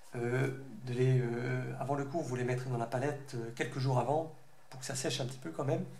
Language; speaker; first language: French; native; French